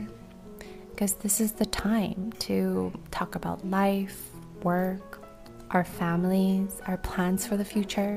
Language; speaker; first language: English; native; English